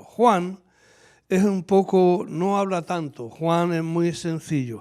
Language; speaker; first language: Spanish; native; Spanish